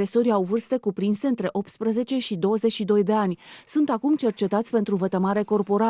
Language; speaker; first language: Romanian; native; Romanian